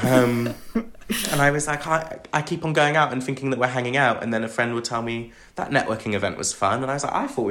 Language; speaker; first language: English; native; English